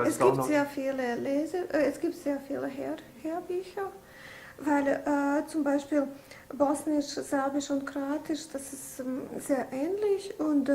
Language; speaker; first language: German; non-native, fluent; Bosnian